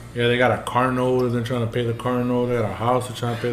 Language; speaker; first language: English; early bilingual, other home language; Spanish